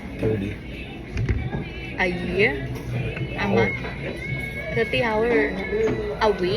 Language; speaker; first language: English; non-native, learner; Thai